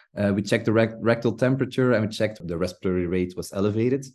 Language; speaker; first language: English; non-native, fluent; Dutch